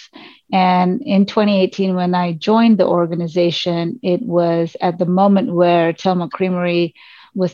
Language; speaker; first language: English; non-native, local second language; Tamil